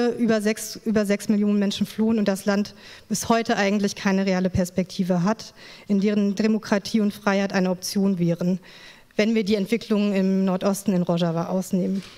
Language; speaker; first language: German; native; German